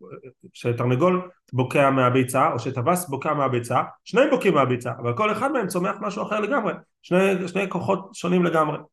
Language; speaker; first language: Hebrew; native; Hebrew